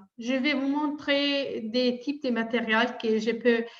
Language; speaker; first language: French; non-native, fluent; Italian